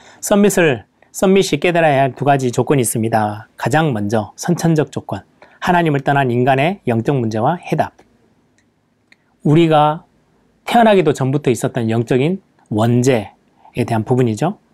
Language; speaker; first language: Korean; native; Korean